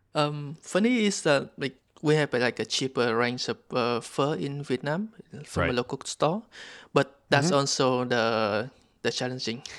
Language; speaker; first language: English; non-native, learner; Vietnamese